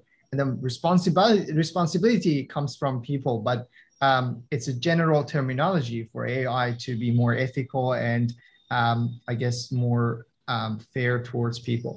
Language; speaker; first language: English; non-native, fluent; Persian